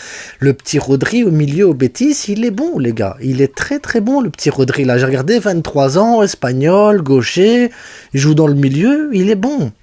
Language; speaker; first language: French; native; French